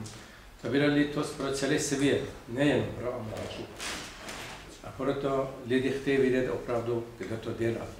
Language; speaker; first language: Czech; non-native, fluent; Persian